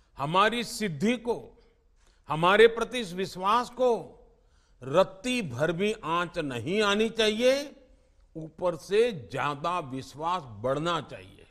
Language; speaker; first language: Hindi; non-native, local second language; Gujarati